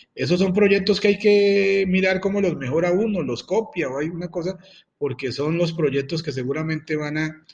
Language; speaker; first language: Spanish; native; Spanish